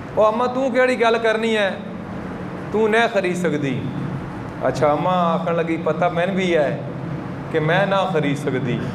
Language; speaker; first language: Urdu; non-native, local second language; Punjabi